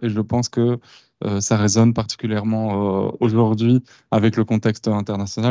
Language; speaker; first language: French; native; French